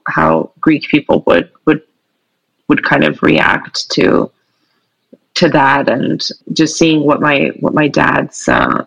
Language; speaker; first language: English; native; English